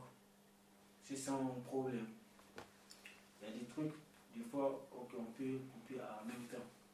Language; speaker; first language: French; non-native, learner; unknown